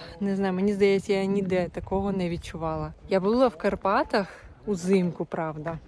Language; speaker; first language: Ukrainian; non-native, local second language; Russian